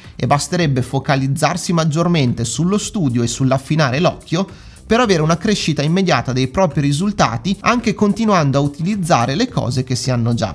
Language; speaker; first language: Italian; native; Italian